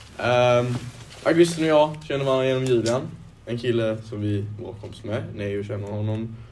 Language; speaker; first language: Swedish; native; Swedish